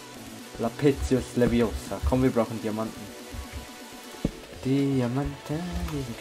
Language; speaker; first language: German; native; German